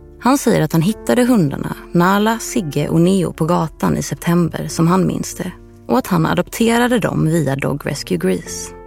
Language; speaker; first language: Swedish; native; Swedish